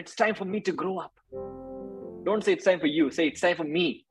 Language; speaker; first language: English; non-native, local second language; Malayalam